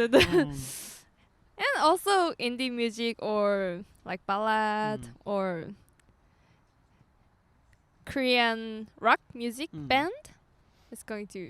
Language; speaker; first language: English; non-native, learner; Korean